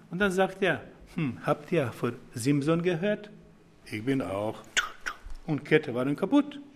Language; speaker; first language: German; non-native, fluent; Serbian